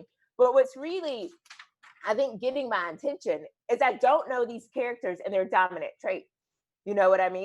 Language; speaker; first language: English; native; English